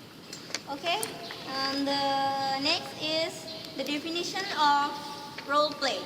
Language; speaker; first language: English; non-native, learner; Indonesian